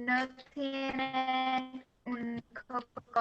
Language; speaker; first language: Spanish; non-native, learner; English